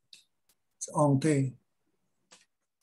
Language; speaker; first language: French; non-native, learner; Chinese